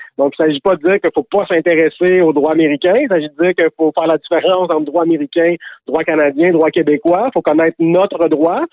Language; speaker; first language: French; native; French